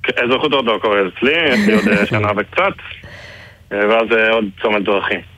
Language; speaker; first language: Hebrew; non-native, fluent; English